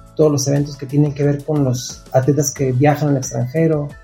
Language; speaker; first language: Spanish; native; Spanish